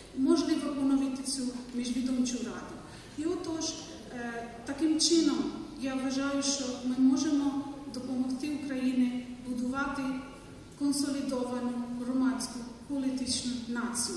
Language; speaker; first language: Ukrainian; non-native, fluent; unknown